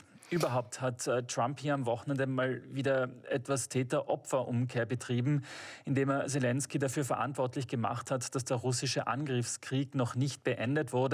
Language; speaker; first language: German; native; German